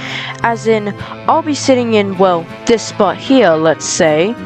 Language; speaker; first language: English; native; English